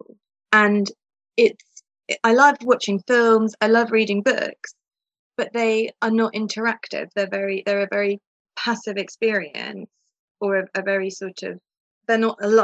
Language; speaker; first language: English; native; English